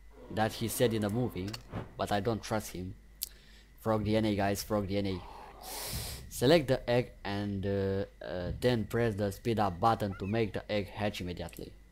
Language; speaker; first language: English; non-native, learner; Romanian